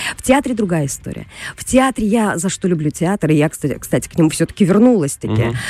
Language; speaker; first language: Russian; native; Russian